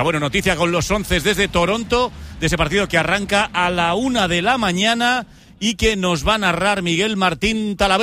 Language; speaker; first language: Spanish; native; Spanish